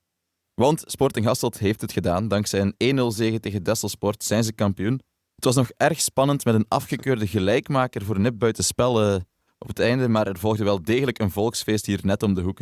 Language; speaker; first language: Dutch; native; Dutch